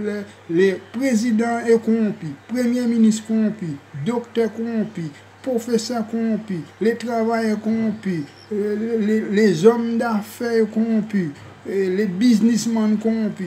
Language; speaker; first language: French; non-native, local second language; Haitian Creole